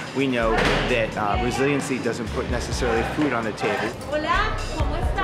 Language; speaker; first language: English; native; English